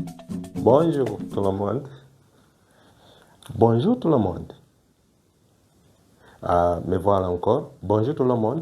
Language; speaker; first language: French; non-native, fluent; Ganda